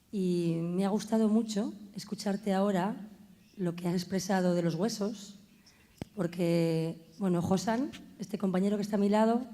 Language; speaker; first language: Spanish; native; Spanish